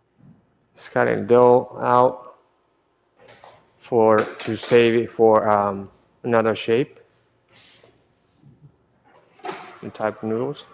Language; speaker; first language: English; non-native, fluent; Japanese